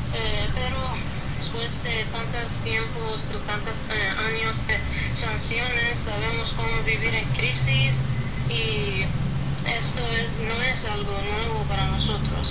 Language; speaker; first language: Spanish; non-native, learner; Persian